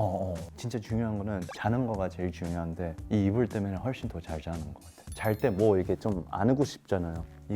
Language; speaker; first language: Korean; early bilingual, heritage; English